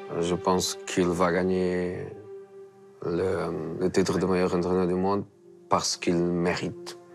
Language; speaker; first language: French; non-native, fluent; Portuguese